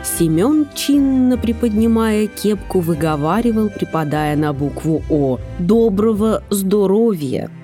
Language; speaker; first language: Russian; native; Russian